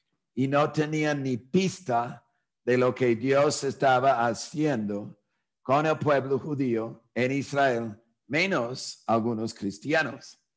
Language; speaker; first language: Spanish; non-native, fluent; English